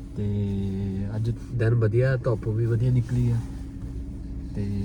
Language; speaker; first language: Punjabi; native; Punjabi